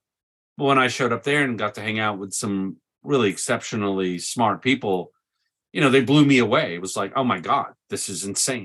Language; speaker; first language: English; native; English